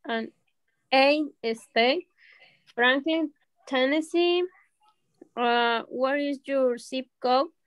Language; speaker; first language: English; non-native, learner; Spanish